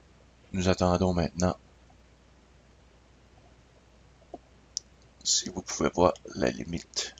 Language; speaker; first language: French; native; French